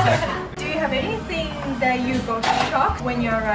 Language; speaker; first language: English; non-native, fluent; Japanese